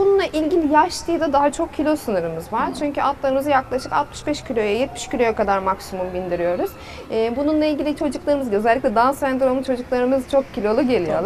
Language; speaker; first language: Turkish; native; Turkish